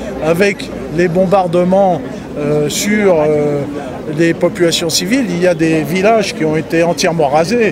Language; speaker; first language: French; native; French